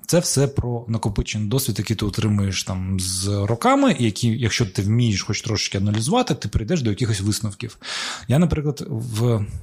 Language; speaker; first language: Ukrainian; non-native, local second language; Russian